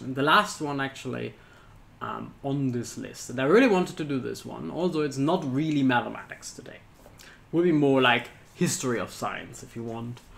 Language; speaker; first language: English; non-native, fluent; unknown